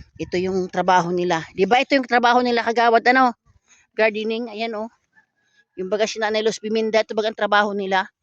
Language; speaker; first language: Filipino; native; Filipino